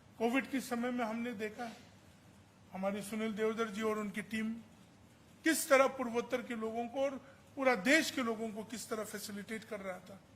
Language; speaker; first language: Hindi; non-native, local second language; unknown